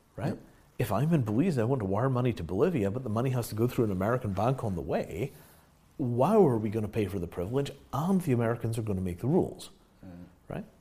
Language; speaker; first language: English; native; English